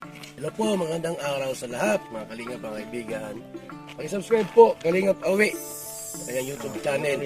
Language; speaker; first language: Filipino; non-native, local second language; Cebuano